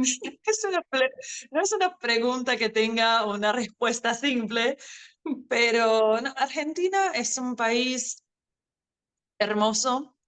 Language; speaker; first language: Spanish; non-native, fluent; Portuguese